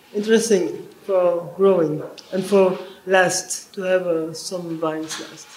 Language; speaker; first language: English; non-native, learner; French